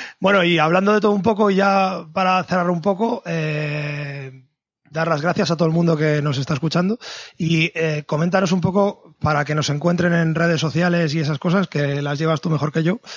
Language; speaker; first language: Spanish; native; Spanish